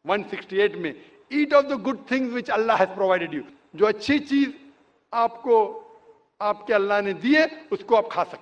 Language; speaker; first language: Hindi; native; Hindi